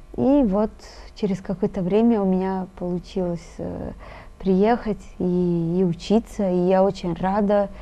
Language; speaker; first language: Russian; non-native, fluent; Italian